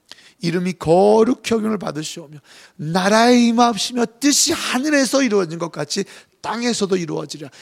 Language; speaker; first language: Korean; native; Korean